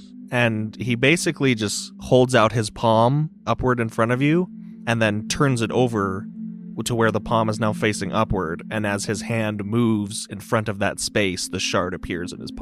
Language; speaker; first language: English; native; English